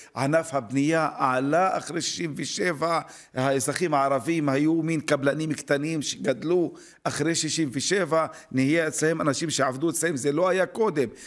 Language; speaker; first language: Hebrew; non-native, local second language; Arabic